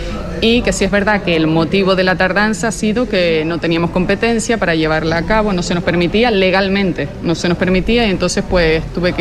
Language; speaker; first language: Spanish; native; Spanish